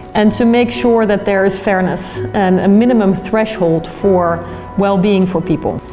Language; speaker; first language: English; non-native, fluent; Dutch